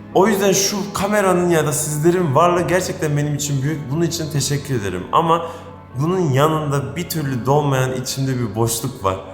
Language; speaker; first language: Turkish; native; Turkish